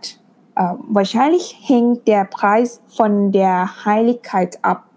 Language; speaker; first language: German; non-native, fluent; Thai